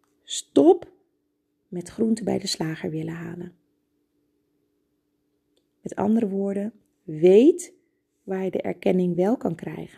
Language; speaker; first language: Dutch; native; Dutch